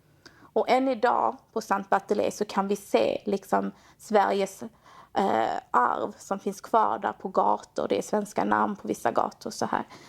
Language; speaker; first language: Swedish; native; Swedish